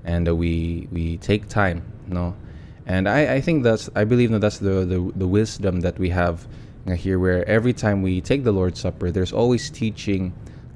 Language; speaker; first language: English; non-native, local second language; Cebuano